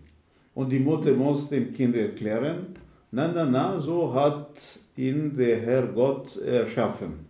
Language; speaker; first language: German; non-native, fluent; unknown